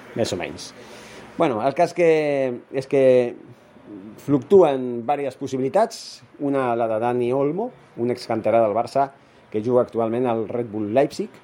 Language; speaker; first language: Catalan; non-native, local second language; Spanish